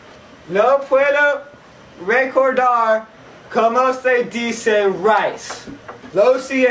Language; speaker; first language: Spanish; non-native, learner; English